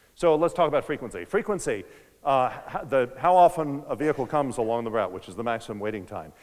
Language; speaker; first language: English; native; English